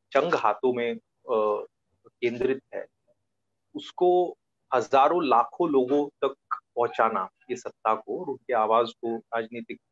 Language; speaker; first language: Hindi; non-native, local second language; Marathi